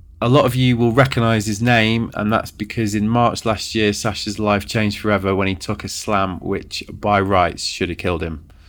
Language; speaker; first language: English; native; English